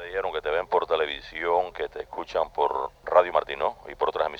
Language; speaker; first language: Spanish; native; Spanish